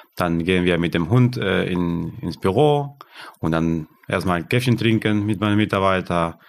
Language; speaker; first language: German; non-native, fluent; Spanish